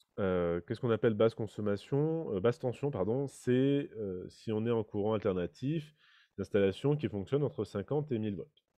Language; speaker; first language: French; native; French